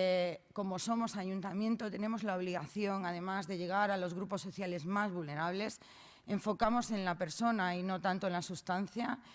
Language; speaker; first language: Spanish; native; Spanish